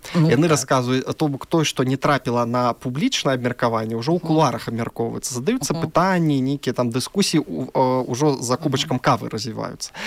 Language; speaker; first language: Belarusian; non-native, local second language; Russian